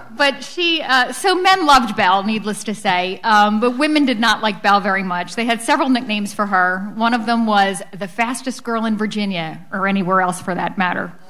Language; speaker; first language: English; native; English